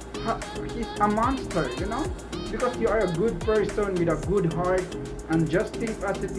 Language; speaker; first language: English; non-native, local second language; Filipino